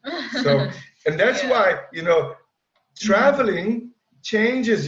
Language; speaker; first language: English; non-native, fluent; Portuguese